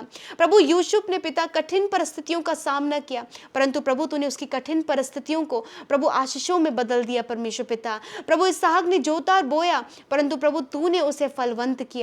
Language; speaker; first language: Hindi; native; Hindi